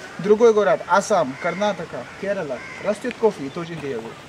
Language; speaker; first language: Russian; non-native, learner; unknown